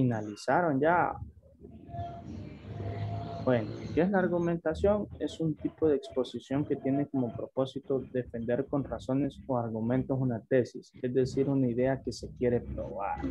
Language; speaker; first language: Spanish; native; Spanish